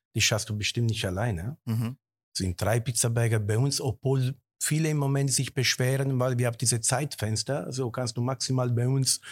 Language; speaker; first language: German; non-native, fluent; Italian